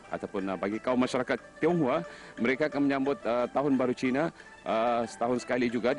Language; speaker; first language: Malay; native; Malay